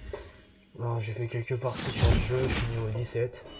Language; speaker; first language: French; native; French